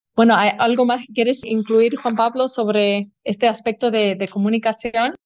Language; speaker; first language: Spanish; early bilingual, heritage; Spanish